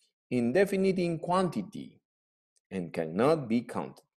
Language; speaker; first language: English; non-native, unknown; Spanish